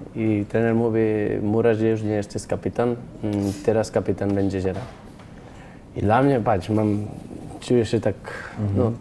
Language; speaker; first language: Polish; non-native, fluent; Spanish